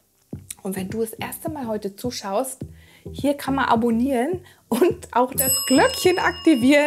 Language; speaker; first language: German; native; German